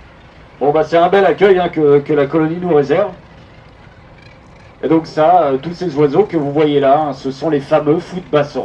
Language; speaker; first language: French; native; French